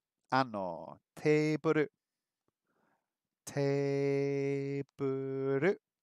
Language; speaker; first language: Japanese; non-native, learner; English